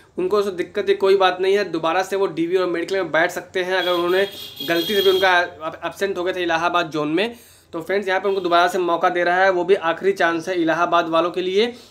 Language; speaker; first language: Hindi; native; Hindi